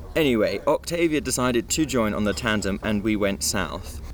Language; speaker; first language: English; native; English